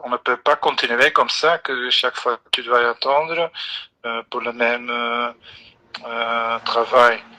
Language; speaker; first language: French; non-native, fluent; Dutch